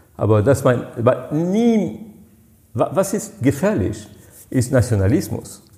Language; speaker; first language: German; non-native, fluent; French